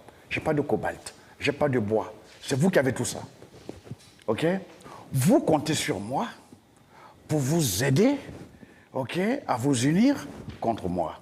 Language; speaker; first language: French; non-native, local second language; Dyula